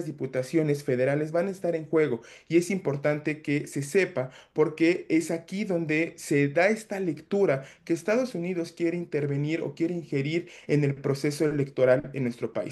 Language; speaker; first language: Spanish; native; Spanish